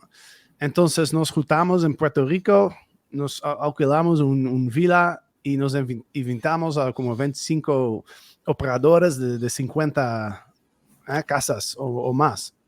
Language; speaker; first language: Spanish; non-native, fluent; Dutch